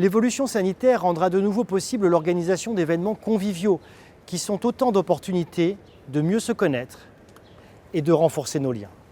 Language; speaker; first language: French; native; French